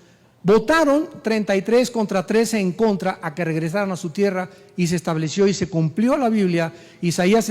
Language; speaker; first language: Spanish; native; Spanish